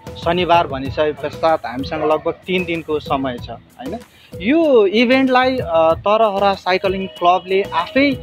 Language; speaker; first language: Nepali; native; Nepali